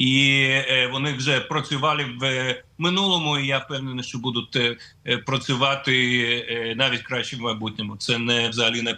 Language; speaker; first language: Ukrainian; non-native, fluent; Russian